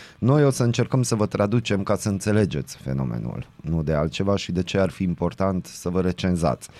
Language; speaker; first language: Romanian; native; Romanian